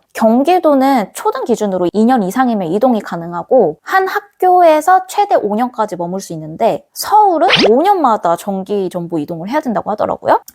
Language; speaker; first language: Korean; native; Korean